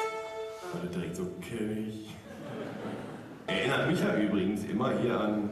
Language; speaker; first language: German; native; German